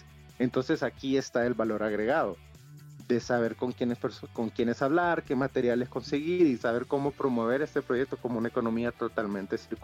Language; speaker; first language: Spanish; native; Spanish